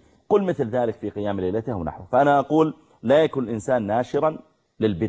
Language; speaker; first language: Arabic; native; Arabic